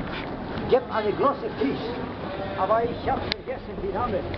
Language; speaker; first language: German; non-native, learner; Kurdish